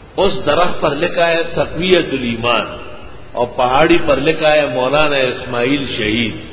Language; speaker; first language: Urdu; non-native, local second language; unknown